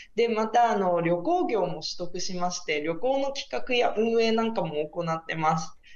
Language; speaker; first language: Japanese; native; Japanese